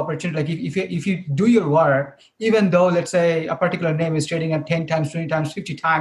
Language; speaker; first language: English; non-native, local second language; Bangla